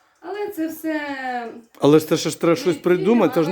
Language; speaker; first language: Ukrainian; native; Ukrainian